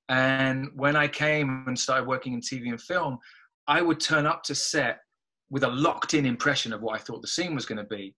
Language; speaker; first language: English; native; English